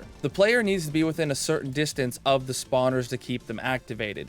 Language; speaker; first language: English; native; English